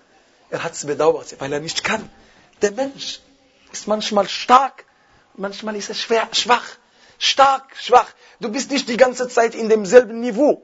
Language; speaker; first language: German; non-native, fluent; Arabic